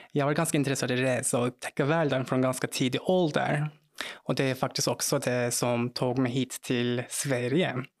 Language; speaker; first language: Swedish; non-native, fluent; Turkish